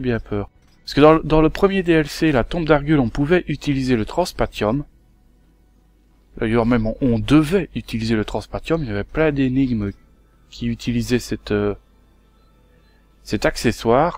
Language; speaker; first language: French; native; French